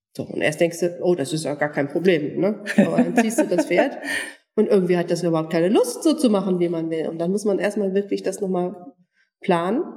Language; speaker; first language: German; non-native, fluent; Turkish